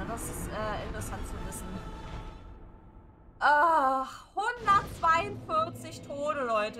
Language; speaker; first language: German; native; German